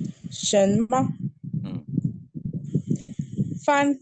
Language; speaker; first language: Chinese; non-native, learner; Spanish